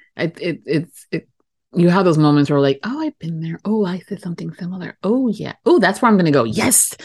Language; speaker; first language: English; native; English